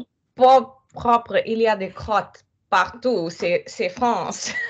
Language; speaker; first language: French; non-native, fluent; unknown